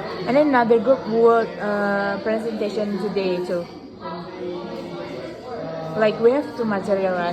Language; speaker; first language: English; non-native, learner; Indonesian